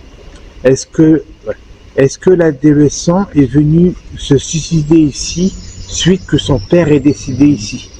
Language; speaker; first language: French; native; French